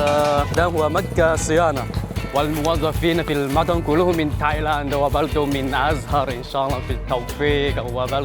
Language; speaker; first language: Arabic; non-native, fluent; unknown